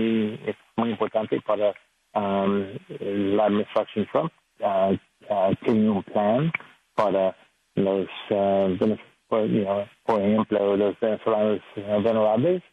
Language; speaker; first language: Spanish; non-native, learner; English